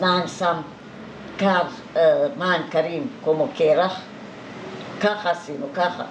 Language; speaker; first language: Hebrew; non-native, fluent; Hungarian